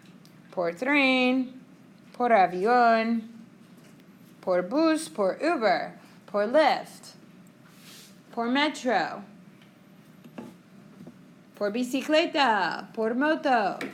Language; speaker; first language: Spanish; non-native, fluent; English